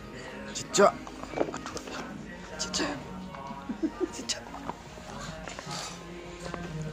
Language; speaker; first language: Japanese; non-native, learner; Indonesian